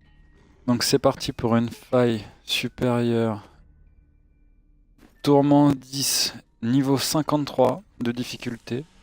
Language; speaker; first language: French; native; French